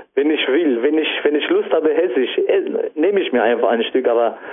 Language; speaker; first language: German; non-native, fluent; Italian